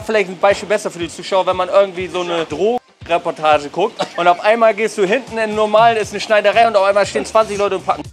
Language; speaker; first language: German; native; German